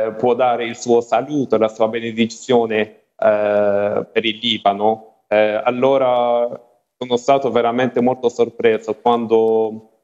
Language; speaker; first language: Italian; non-native, fluent; Arabic